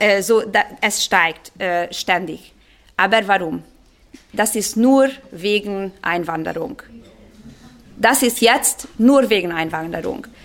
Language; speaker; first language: German; non-native, fluent; Hungarian